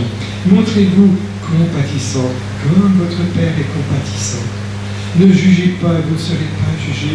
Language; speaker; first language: French; native; French